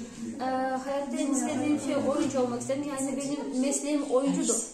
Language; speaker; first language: Turkish; non-native, learner; Kyrgyz